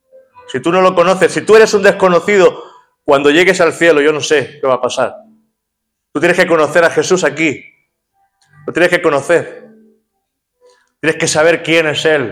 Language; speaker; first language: Spanish; native; Spanish